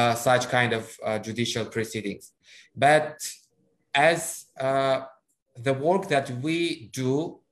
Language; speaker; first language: English; non-native, fluent; Armenian